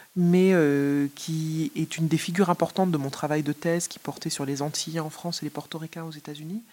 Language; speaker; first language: French; native; French